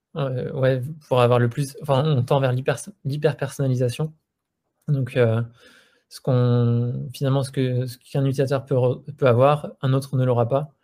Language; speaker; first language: French; native; French